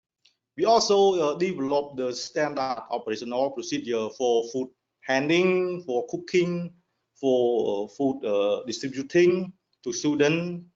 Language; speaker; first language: English; non-native, learner; Khmer